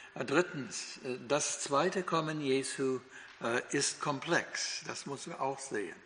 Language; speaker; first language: German; non-native, fluent; English